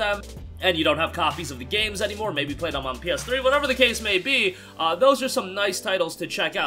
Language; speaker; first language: English; native; English